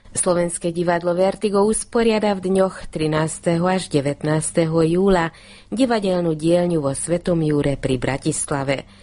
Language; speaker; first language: Slovak; non-native, local second language; Hungarian